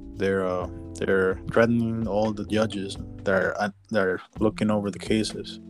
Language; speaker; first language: English; non-native, fluent; Spanish